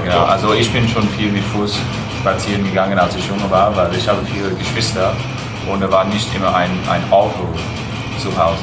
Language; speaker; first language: German; non-native, fluent; English